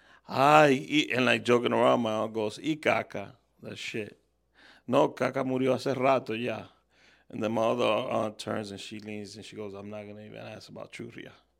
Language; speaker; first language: English; early bilingual, other home language; Spanish